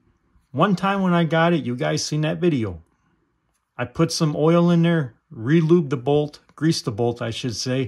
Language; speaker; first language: English; native; English